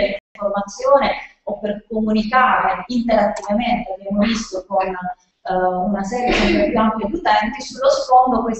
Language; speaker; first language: Italian; native; Italian